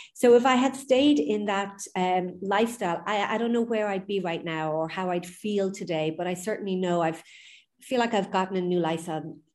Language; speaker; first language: English; native; English